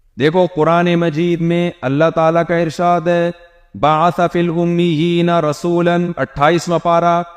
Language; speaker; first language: Urdu; native; Urdu